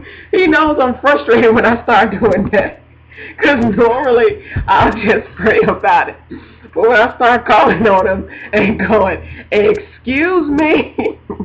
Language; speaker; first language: English; native; English